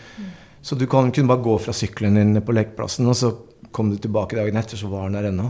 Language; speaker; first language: Norwegian; early bilingual, other home language; Spanish